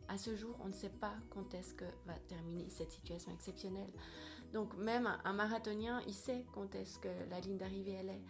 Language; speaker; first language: French; native; French